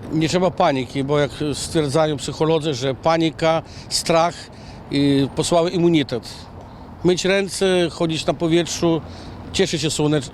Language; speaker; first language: Polish; early bilingual, heritage; Polish